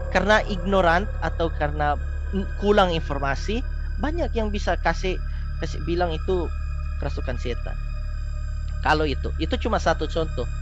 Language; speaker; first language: Indonesian; non-native, fluent; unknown